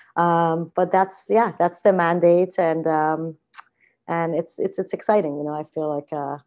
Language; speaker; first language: English; non-native, fluent; Persian